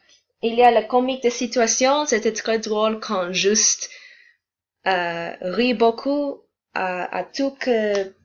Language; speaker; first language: French; non-native, learner; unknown